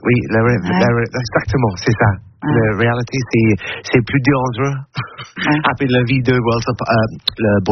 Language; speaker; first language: French; non-native, learner; English